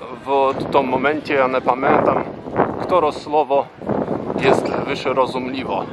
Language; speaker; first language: Polish; non-native, learner; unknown